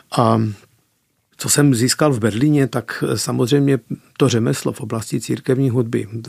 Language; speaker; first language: Czech; early bilingual, heritage; Czech